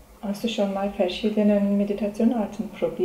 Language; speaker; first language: German; non-native, learner; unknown